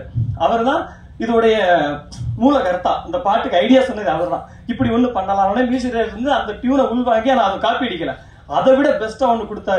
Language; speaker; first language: Tamil; native; Tamil